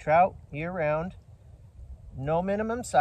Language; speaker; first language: English; native; English